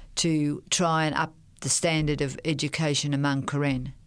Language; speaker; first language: English; native; English